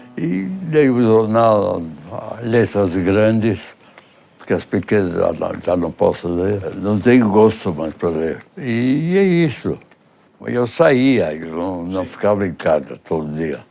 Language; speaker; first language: Portuguese; early bilingual, other home language; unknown